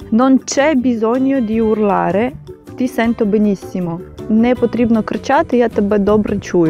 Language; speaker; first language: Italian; non-native, fluent; Ukrainian